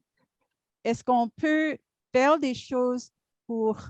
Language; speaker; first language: French; non-native, learner; English